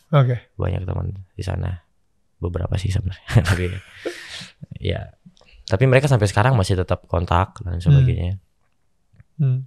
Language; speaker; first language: Indonesian; native; Indonesian